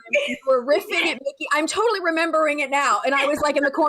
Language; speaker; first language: English; native; English